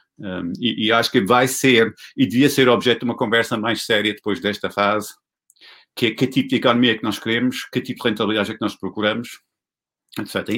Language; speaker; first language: Portuguese; non-native, fluent; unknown